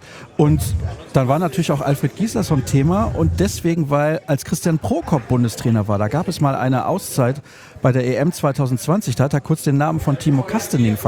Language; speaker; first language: German; native; German